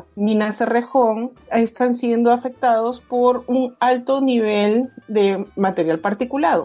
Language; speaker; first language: Spanish; native; Spanish